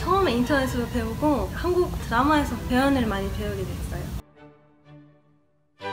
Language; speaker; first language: Korean; non-native, fluent; Hebrew